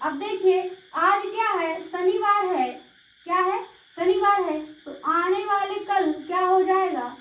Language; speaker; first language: Hindi; native; Hindi